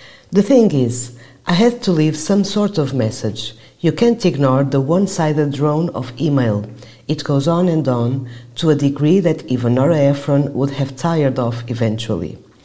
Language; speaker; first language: English; non-native, fluent; Portuguese